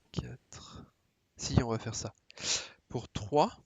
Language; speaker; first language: French; native; French